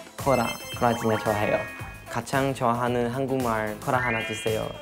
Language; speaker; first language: Korean; non-native, learner; Chinese